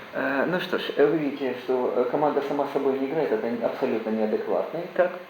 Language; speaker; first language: Russian; native; Russian